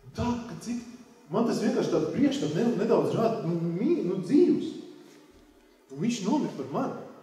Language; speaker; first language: Latvian; native; Latvian